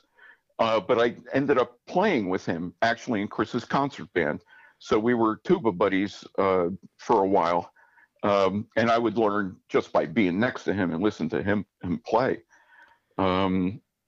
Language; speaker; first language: English; native; English